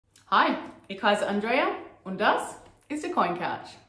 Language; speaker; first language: German; non-native, learner; English